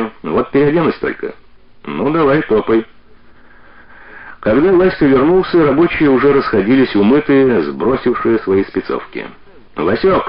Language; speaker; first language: Russian; native; Russian